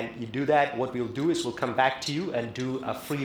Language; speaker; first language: English; non-native, local second language; Tamil